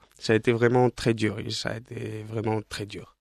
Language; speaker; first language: French; non-native, fluent; Spanish